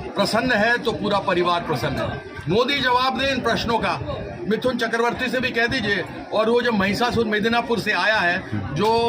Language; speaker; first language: Hindi; native; Hindi